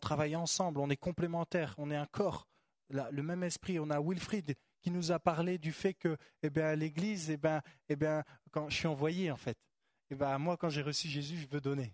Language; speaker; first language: French; native; French